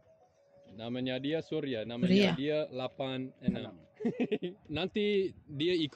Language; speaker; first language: Indonesian; non-native, learner; English